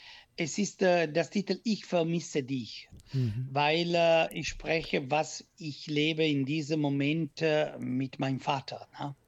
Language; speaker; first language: German; non-native, learner; Italian